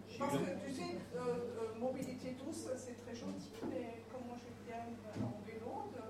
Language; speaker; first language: French; non-native, fluent; German